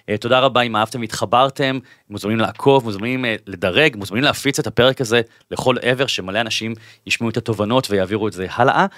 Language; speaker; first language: Hebrew; native; Hebrew